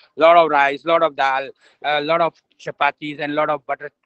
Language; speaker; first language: English; non-native, local second language; Hindi